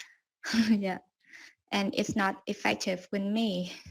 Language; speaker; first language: English; non-native, learner; Vietnamese